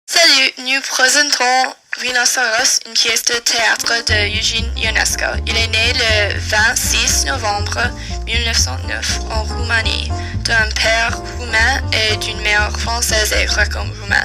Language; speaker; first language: French; non-native, learner; English